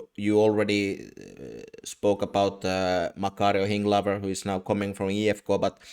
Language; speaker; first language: English; non-native, fluent; Finnish